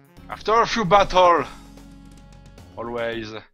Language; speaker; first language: English; non-native, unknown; French